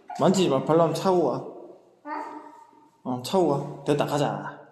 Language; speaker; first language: Korean; native; Korean